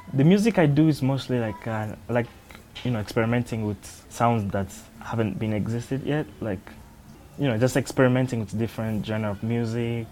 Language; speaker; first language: English; non-native, learner; French